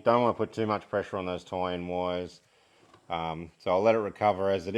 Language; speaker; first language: English; native; English